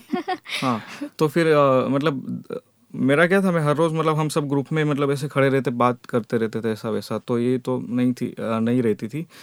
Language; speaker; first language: Hindi; non-native, local second language; Gujarati